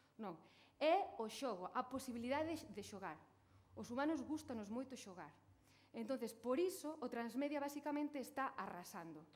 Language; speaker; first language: Galician; native; Galician